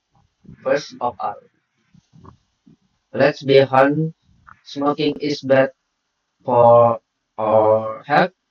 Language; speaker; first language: English; non-native, learner; Indonesian